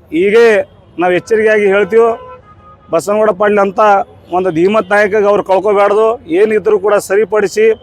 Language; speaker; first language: Kannada; non-native, local second language; Lambadi